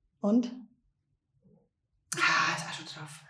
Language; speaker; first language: German; native; German